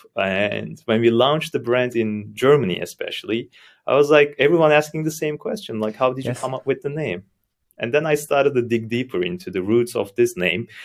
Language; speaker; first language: English; non-native, fluent; Turkish